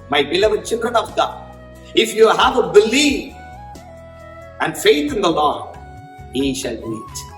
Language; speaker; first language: English; non-native, local second language; Tamil